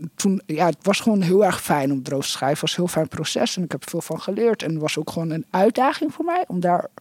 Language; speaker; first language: Dutch; native; Dutch